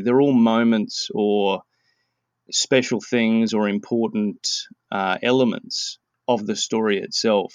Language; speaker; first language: English; native; English